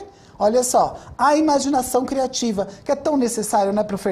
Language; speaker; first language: Portuguese; native; Portuguese